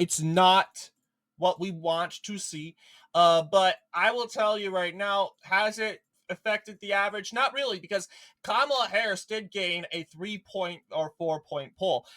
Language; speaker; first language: English; native; English